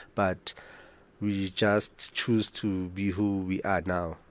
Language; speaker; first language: English; non-native, local second language; Zulu